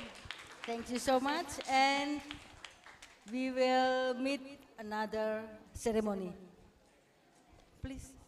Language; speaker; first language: English; non-native, fluent; Indonesian